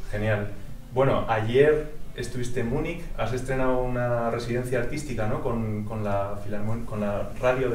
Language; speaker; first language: Spanish; native; Spanish